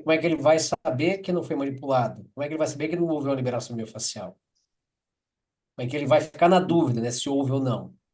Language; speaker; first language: Portuguese; native; Portuguese